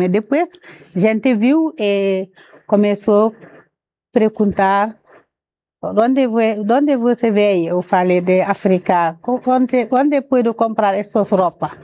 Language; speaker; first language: Portuguese; non-native, learner; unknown